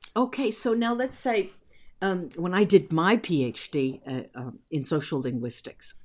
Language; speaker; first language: English; native; English